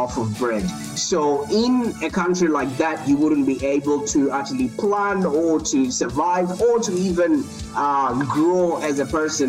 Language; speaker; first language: English; non-native, local second language; Shona